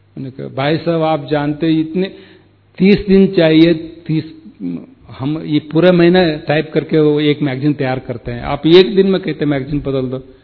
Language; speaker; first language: Hindi; non-native, local second language; Kannada